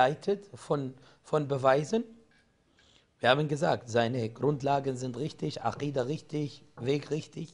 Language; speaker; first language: German; non-native, fluent; Arabic